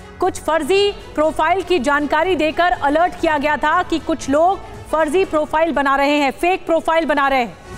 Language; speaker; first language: Hindi; native; Hindi